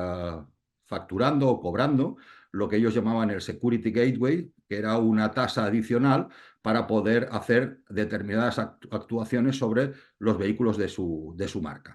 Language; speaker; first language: Spanish; native; Spanish